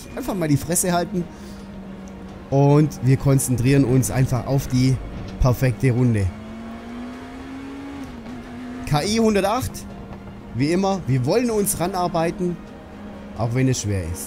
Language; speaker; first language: German; native; German